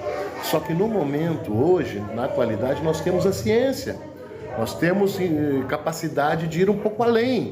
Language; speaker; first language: Portuguese; native; Portuguese